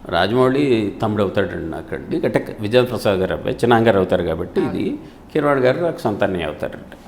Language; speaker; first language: Telugu; native; Telugu